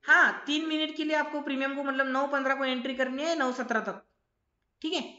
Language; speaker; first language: Hindi; non-native, local second language; Marathi